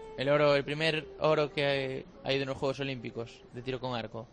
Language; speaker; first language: Spanish; native; Spanish